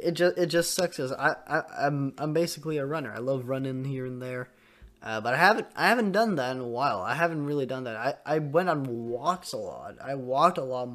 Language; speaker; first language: English; native; English